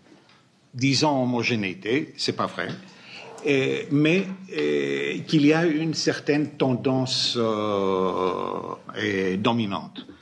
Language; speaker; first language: French; non-native, fluent; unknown